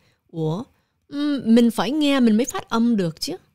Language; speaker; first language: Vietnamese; early bilingual, heritage; Vietnamese